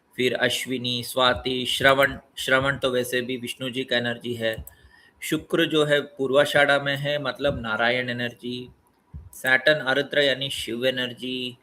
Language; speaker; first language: Hindi; non-native, local second language; Telugu